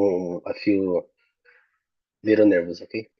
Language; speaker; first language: English; non-native, learner; Portuguese